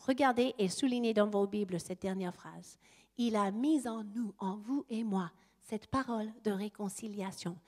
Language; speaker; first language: French; non-native, fluent; English